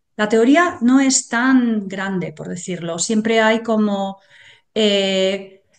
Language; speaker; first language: Spanish; native; Spanish